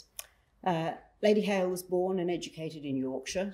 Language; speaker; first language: English; native; English